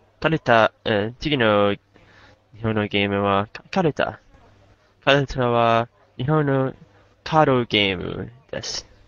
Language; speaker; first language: Japanese; non-native, learner; English